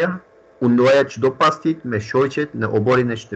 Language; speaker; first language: Albanian; non-native, learner; Turkish